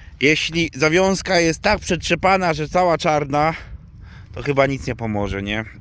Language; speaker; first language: Polish; native; Polish